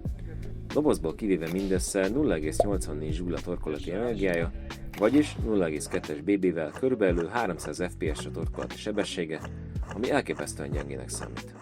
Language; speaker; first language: Hungarian; native; Hungarian